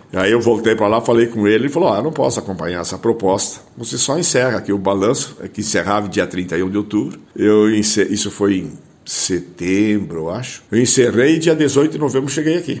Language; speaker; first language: Portuguese; non-native, local second language; German